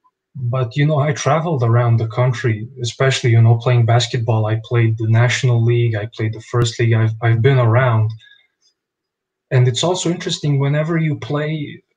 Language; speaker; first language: English; non-native, fluent; Bosnian